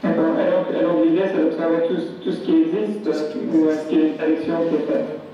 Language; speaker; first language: French; native; French